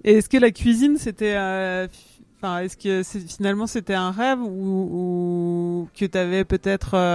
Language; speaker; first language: French; native; French